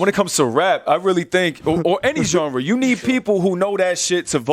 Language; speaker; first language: English; native; English